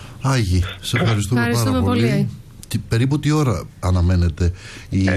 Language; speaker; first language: Greek; native; Greek